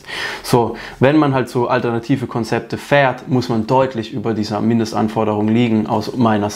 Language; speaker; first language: German; native; German